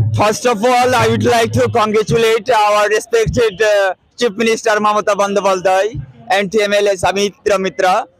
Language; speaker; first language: English; non-native, local second language; Bangla